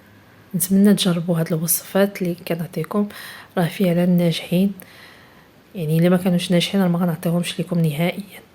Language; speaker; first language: Arabic; native; Arabic